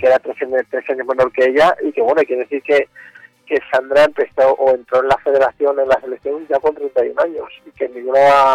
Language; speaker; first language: Spanish; native; Spanish